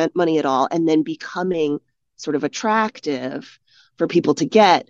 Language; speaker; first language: English; native; English